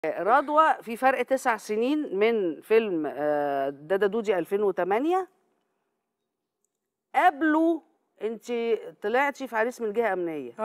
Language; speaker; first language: Arabic; native; Arabic